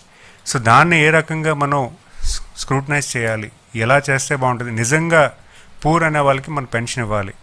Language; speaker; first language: Telugu; native; Telugu